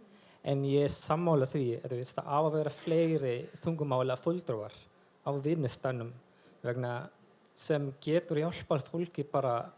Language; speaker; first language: Icelandic; non-native, fluent; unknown